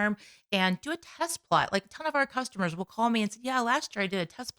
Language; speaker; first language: English; native; English